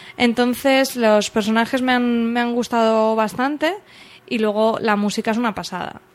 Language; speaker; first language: Spanish; native; Spanish